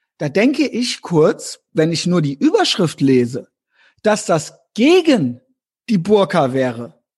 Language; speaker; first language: German; native; German